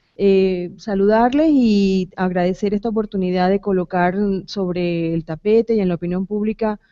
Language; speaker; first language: Spanish; native; Spanish